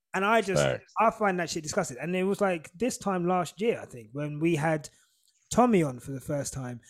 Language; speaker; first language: English; native; English